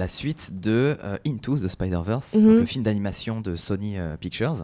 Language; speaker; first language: French; native; French